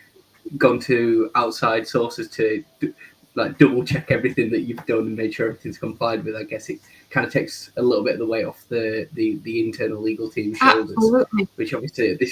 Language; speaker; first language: English; native; English